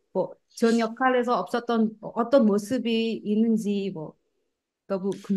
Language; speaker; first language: Korean; non-native, fluent; Indonesian